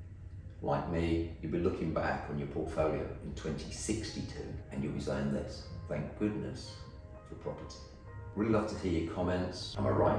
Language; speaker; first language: English; native; English